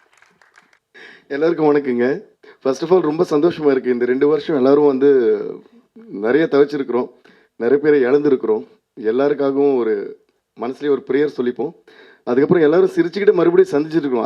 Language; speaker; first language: Tamil; non-native, local second language; Telugu